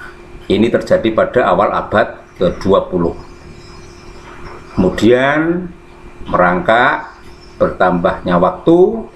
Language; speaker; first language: Indonesian; native; Indonesian